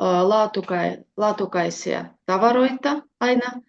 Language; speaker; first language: Finnish; non-native, fluent; Russian